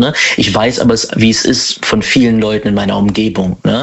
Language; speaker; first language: German; native; German